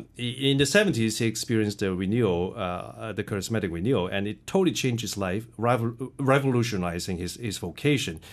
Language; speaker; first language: English; early bilingual, other home language; Cantonese